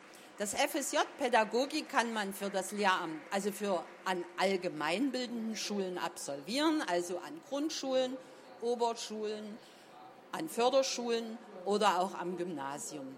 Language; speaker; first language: German; native; German